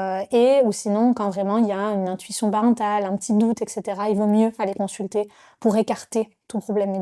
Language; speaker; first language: French; native; French